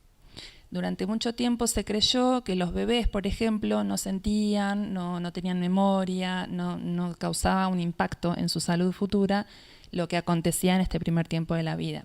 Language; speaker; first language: Spanish; native; Spanish